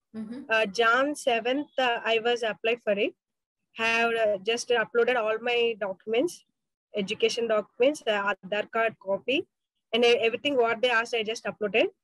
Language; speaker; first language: English; non-native, local second language; Telugu